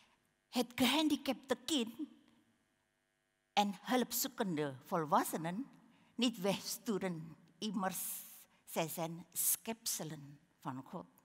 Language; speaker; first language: Dutch; non-native, learner; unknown